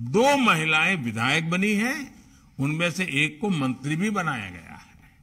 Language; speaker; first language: Hindi; non-native, local second language; Gujarati